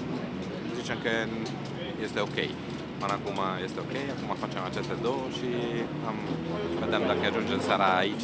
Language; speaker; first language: Romanian; non-native, fluent; Italian